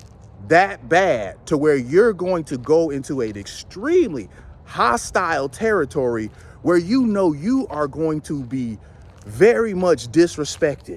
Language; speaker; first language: English; native; English